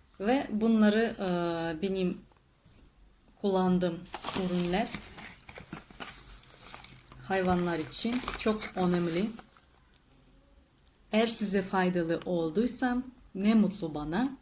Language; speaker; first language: Turkish; non-native, learner; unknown